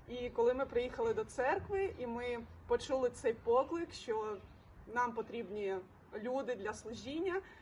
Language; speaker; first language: Ukrainian; non-native, local second language; Russian